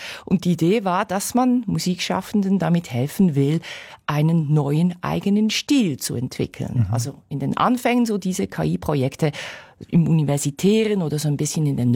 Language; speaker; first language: German; native; German